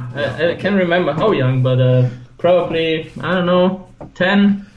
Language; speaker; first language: English; non-native, fluent; German